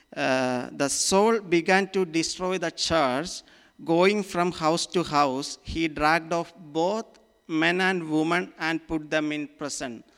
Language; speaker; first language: English; non-native, local second language; Malayalam